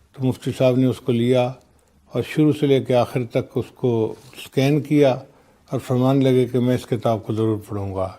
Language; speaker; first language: Urdu; non-native, local second language; Punjabi